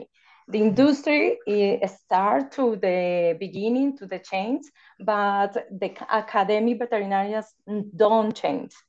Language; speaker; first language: English; non-native, learner; Spanish